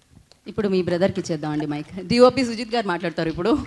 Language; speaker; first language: Telugu; native; Telugu